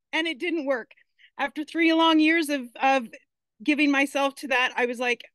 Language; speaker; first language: English; native; English